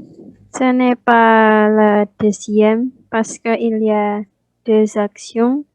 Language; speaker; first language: French; non-native, learner; Indonesian